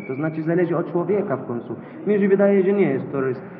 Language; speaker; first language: Polish; non-native, fluent; Arabic